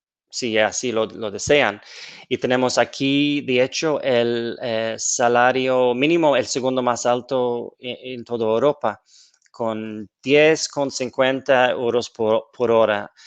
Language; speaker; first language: Spanish; non-native, fluent; English